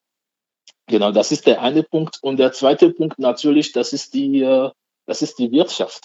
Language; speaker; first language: German; non-native, fluent; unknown